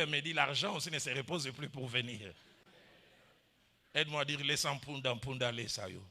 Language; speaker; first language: French; non-native, local second language; Lingala